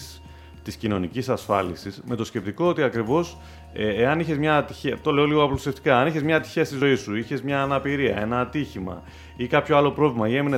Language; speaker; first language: Greek; native; Greek